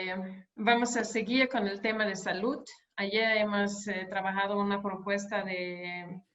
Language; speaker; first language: Spanish; non-native, fluent; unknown